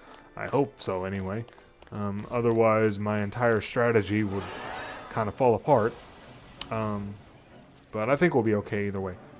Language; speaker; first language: English; native; English